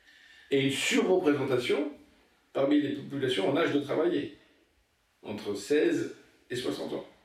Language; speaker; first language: French; native; French